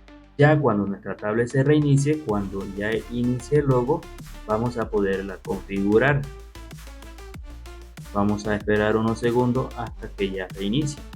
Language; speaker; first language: Spanish; native; Spanish